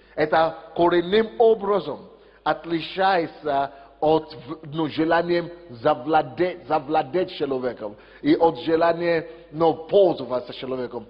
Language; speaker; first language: Russian; non-native, fluent; Yoruba